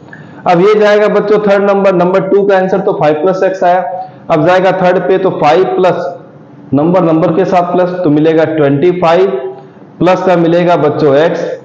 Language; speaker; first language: Hindi; native; Hindi